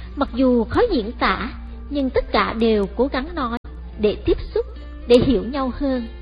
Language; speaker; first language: Vietnamese; early bilingual, heritage; Vietnamese